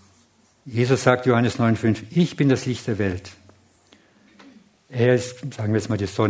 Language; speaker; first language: German; non-native, fluent; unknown